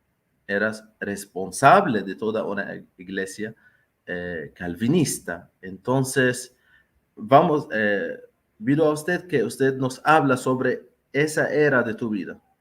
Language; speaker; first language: Spanish; non-native, fluent; Arabic